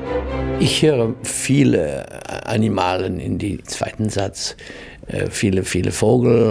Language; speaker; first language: German; non-native, learner; English